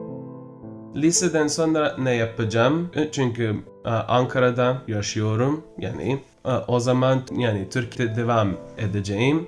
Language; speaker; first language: Turkish; non-native, learner; Bosnian